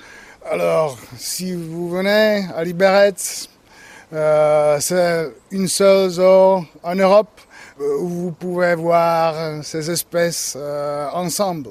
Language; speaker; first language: French; non-native, learner; Czech